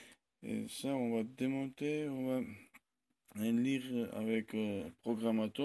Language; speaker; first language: French; non-native, learner; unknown